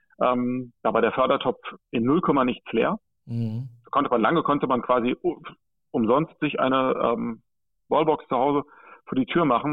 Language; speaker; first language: German; native; German